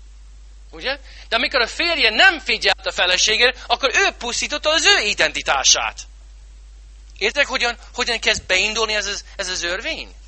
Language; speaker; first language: Hungarian; non-native, fluent; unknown